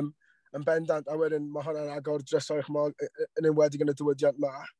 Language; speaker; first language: Welsh; non-native, local second language; English